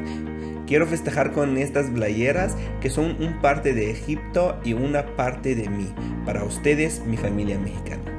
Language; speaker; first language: Spanish; non-native, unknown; Arabic